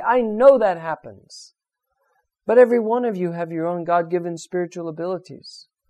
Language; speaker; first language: English; native; English